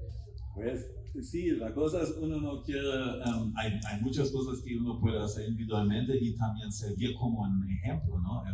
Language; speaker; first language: Spanish; non-native, fluent; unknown